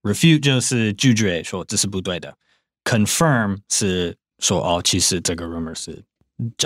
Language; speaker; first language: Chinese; non-native, fluent; English